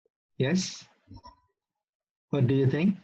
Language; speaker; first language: English; non-native, local second language; Indonesian